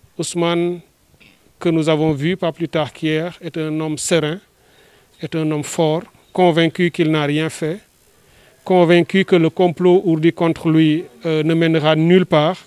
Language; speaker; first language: French; non-native, local second language; Wolof